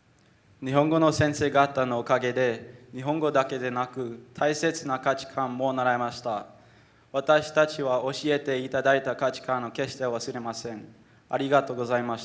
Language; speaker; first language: Japanese; non-native, learner; English